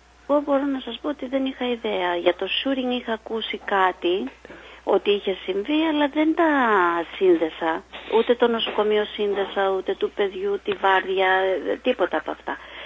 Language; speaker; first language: Greek; native; Greek